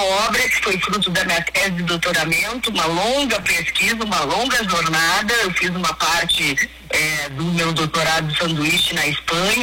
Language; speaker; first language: Portuguese; native; Portuguese